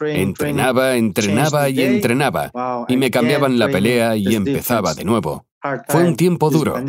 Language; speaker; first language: Spanish; non-native, fluent; Chinese